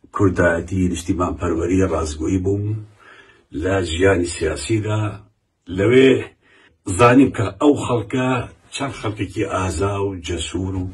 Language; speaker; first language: Central Kurdish; non-native, local second language; Kurdish